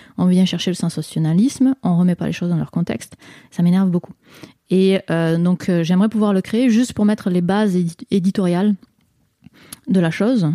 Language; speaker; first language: French; native; French